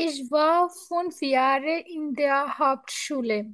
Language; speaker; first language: German; non-native, learner; Bangla